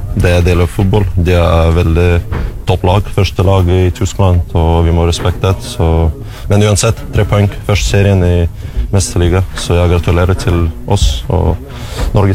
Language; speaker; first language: Norwegian; non-native, learner; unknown